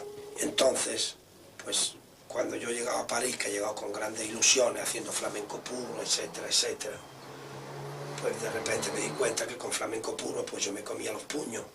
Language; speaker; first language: Spanish; native; Spanish